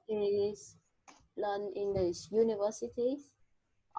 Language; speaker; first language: English; non-native, learner; Vietnamese